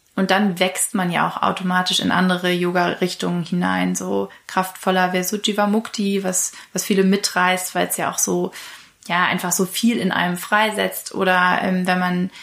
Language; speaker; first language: German; native; German